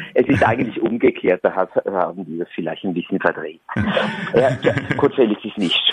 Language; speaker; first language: German; native; German